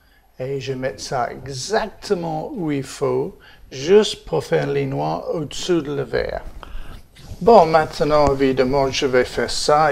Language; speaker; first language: French; non-native, fluent; English